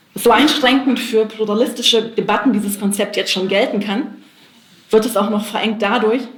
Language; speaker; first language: German; native; German